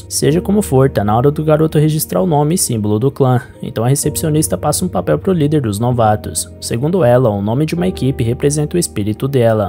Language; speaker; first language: Portuguese; native; Portuguese